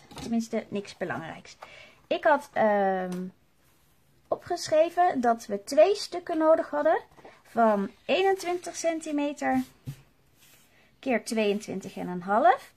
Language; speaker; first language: Dutch; native; Dutch